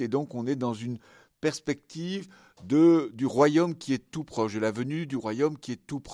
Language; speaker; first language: French; native; French